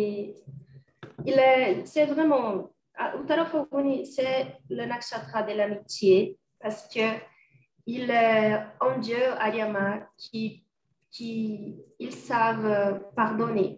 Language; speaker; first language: French; non-native, fluent; Portuguese